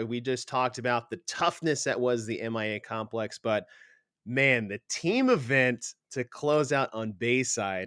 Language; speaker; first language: English; native; English